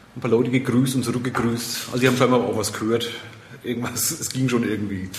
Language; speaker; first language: German; native; German